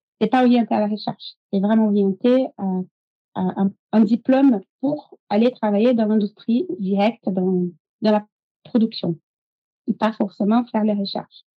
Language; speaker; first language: French; non-native, fluent; Portuguese